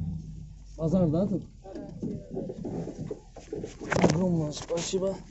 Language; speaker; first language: Russian; non-native, fluent; Tajik